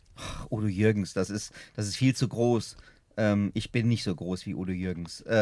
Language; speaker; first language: German; native; German